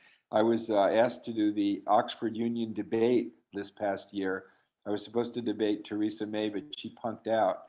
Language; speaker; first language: English; native; English